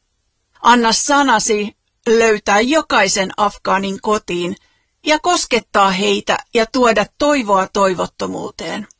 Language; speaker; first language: Finnish; native; Finnish